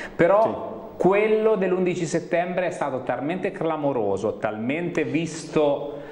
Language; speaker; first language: Italian; native; Italian